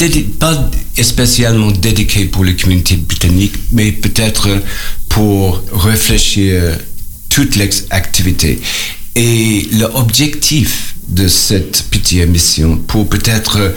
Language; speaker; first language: French; non-native, learner; English